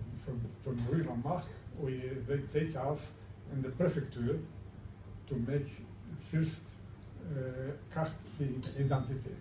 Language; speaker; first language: English; non-native, learner; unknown